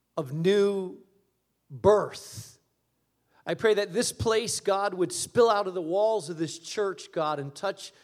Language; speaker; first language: English; early bilingual, other home language; Spanish